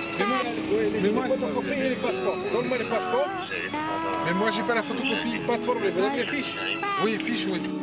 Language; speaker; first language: French; native; French